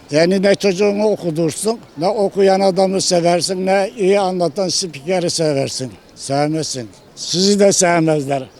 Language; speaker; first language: Turkish; native; Turkish